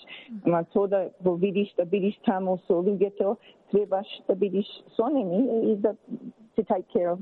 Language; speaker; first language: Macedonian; early bilingual, heritage; Macedonian